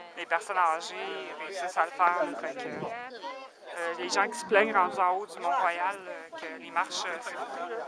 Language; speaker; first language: French; native; French